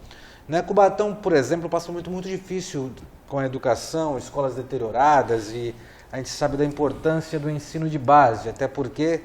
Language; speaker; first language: Portuguese; native; Portuguese